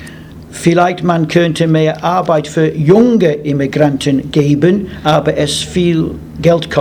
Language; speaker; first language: German; non-native, learner; English